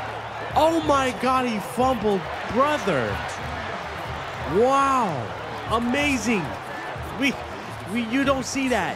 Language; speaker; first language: English; native; English